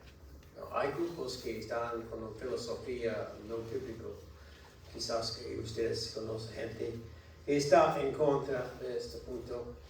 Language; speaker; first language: Spanish; non-native, learner; English